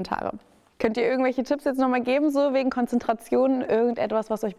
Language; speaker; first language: German; native; German